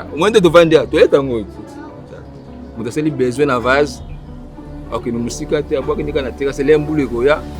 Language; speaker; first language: Lingala; native; Lingala